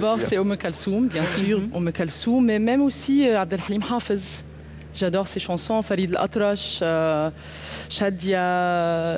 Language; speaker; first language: French; non-native, fluent; Arabic